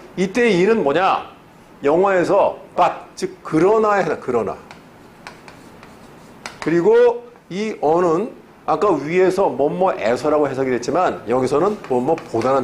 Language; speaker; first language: Korean; native; Korean